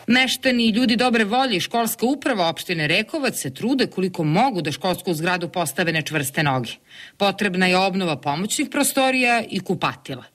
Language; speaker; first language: Serbian; native; Serbian